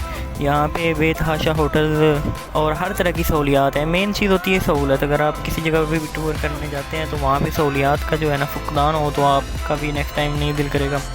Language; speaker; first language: Urdu; native; Urdu